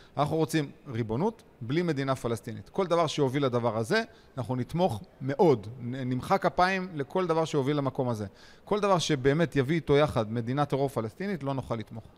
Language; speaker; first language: Hebrew; native; Hebrew